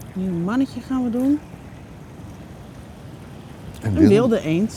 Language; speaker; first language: Dutch; native; Dutch